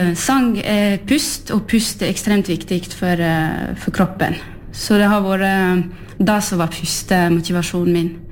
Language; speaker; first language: Norwegian; non-native, fluent; French